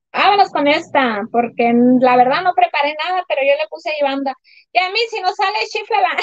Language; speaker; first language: Spanish; native; Spanish